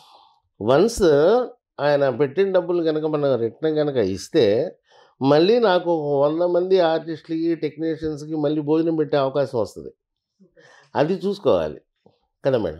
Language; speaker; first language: Telugu; native; Telugu